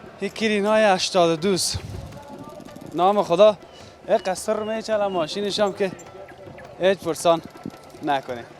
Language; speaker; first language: Persian; native; Persian